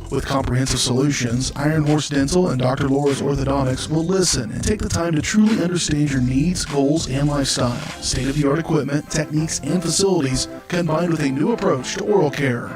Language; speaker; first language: English; native; English